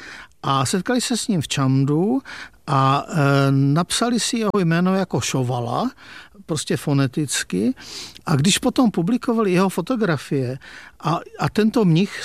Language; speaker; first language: Czech; native; Czech